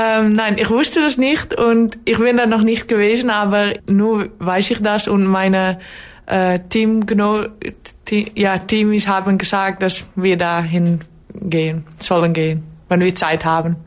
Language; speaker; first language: German; non-native, learner; Dutch